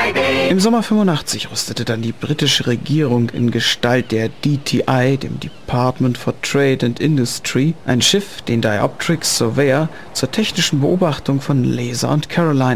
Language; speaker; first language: German; native; German